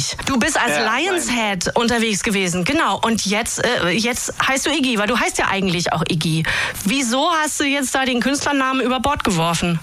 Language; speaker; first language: German; native; German